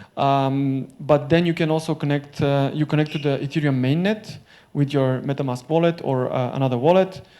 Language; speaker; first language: English; non-native, fluent; Bulgarian